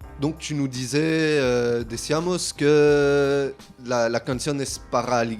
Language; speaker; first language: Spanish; non-native, learner; French